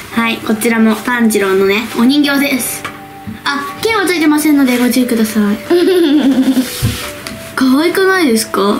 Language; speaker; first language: Japanese; native; Japanese